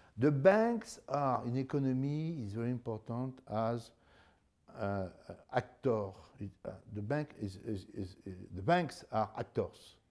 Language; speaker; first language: English; non-native, fluent; French